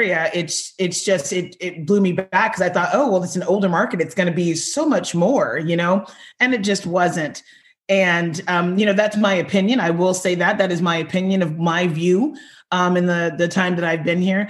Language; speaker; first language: English; native; English